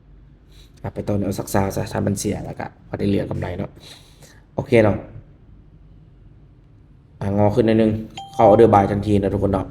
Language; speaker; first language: Thai; non-native, local second language; Northeastern Thai